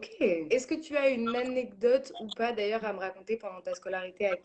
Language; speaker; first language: French; native; French